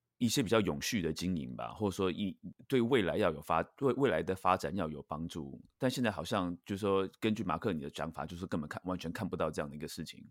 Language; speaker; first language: Chinese; native; Chinese